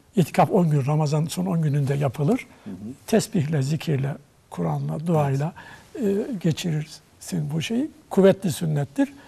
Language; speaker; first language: Turkish; native; Turkish